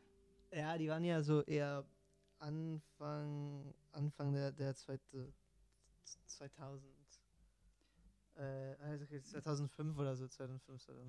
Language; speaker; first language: German; non-native, fluent; Italian